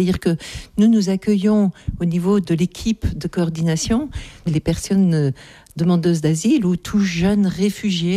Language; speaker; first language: French; native; French